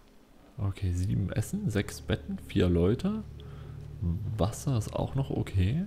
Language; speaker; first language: German; native; German